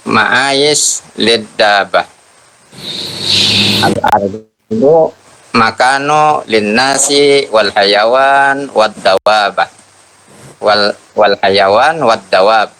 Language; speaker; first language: Arabic; non-native, learner; Indonesian